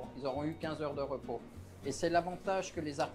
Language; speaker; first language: French; native; French